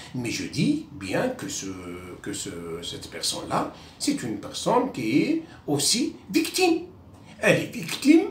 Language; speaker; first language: French; non-native, local second language; Arabic